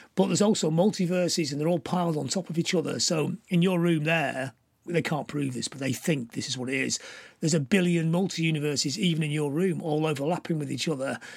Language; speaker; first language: English; native; English